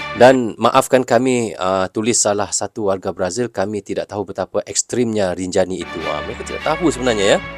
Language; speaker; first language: Malay; native; Malay